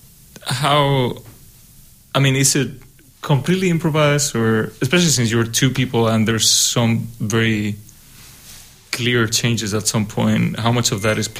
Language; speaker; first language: English; non-native, fluent; Spanish